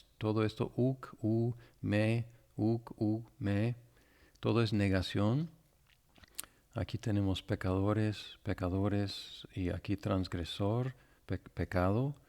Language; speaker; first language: Spanish; non-native, fluent; English